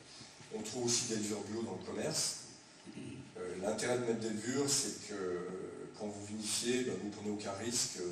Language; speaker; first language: French; native; French